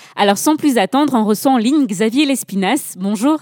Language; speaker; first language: French; native; French